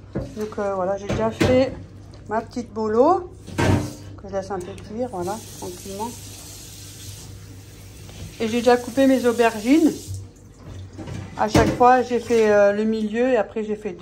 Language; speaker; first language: French; native; French